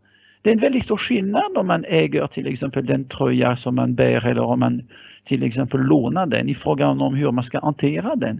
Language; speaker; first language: Swedish; non-native, fluent; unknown